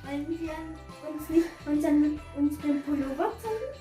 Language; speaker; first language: German; early bilingual, other home language; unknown